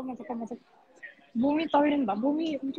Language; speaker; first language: Japanese; non-native, learner; Korean